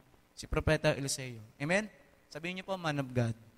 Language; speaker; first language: Filipino; native; Filipino